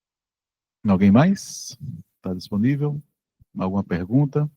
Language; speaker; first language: Portuguese; native; Portuguese